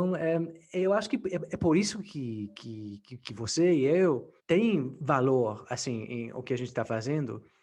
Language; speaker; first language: Portuguese; non-native, fluent; English